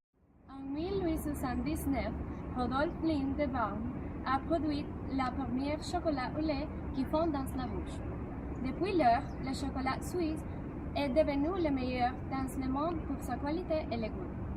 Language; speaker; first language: French; non-native, learner; Spanish